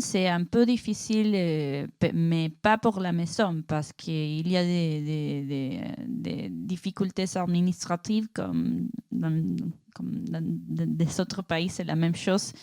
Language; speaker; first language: French; non-native, learner; Spanish